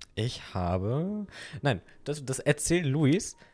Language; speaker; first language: German; native; German